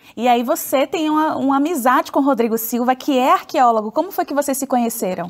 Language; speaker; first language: Portuguese; native; Portuguese